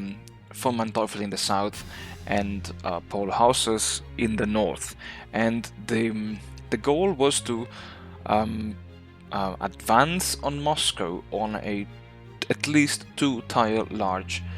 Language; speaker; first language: English; non-native, fluent; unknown